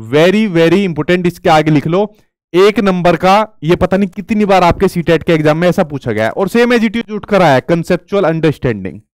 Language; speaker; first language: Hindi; native; Hindi